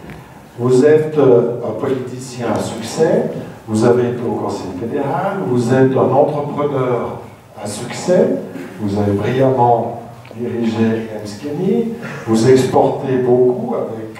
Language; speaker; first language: French; native; French